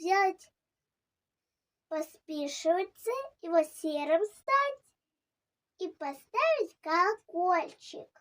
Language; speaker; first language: Russian; non-native, learner; Tajik